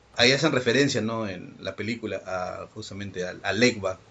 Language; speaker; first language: Spanish; native; Spanish